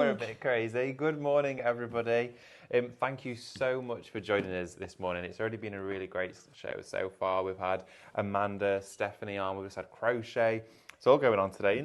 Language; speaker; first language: English; native; English